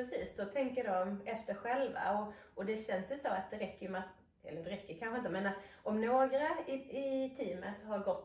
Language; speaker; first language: Swedish; native; Swedish